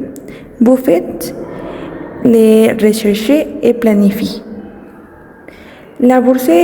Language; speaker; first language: French; non-native, learner; Spanish